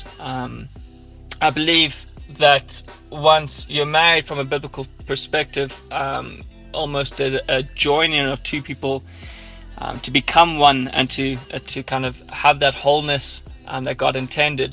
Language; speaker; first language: English; native; English